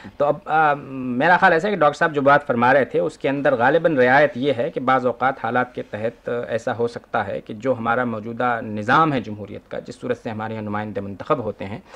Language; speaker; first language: Urdu; native; Urdu